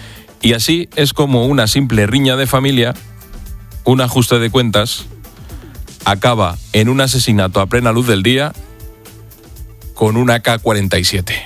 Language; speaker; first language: Spanish; native; Spanish